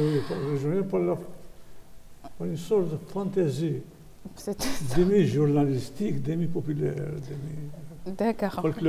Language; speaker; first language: French; non-native, fluent; Albanian